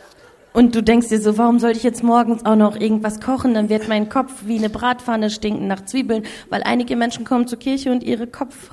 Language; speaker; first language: German; native; German